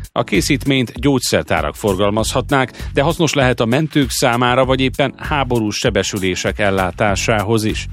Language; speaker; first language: Hungarian; native; Hungarian